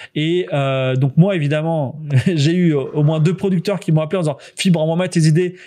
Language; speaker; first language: French; native; French